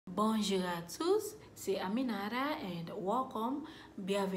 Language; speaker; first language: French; non-native, learner; English